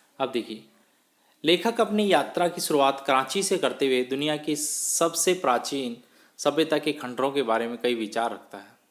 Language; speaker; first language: Hindi; native; Hindi